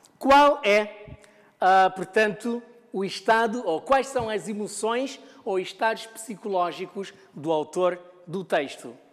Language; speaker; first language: Portuguese; non-native, local second language; Kabuverdianu